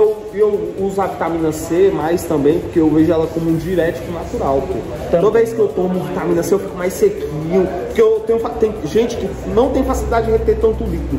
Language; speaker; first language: Portuguese; native; Portuguese